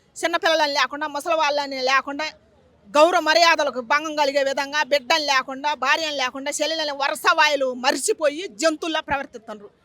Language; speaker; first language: Telugu; native; Telugu